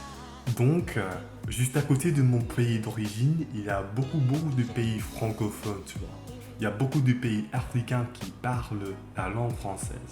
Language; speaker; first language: French; non-native, fluent; English